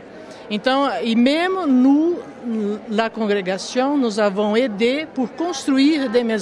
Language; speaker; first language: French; non-native, local second language; Portuguese